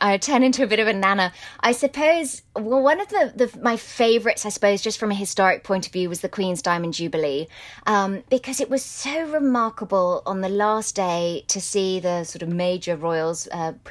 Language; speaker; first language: English; native; English